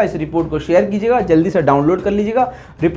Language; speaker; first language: Hindi; native; Hindi